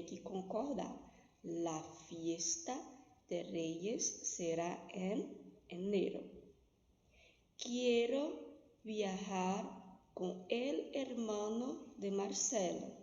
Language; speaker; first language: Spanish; non-native, fluent; Portuguese